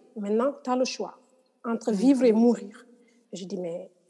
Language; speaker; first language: French; non-native, local second language; Wolof